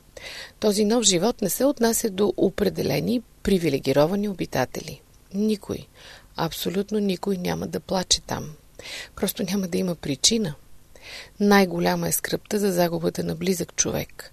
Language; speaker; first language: Bulgarian; native; Bulgarian